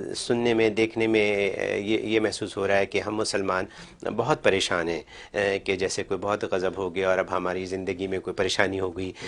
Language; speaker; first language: Urdu; native; Urdu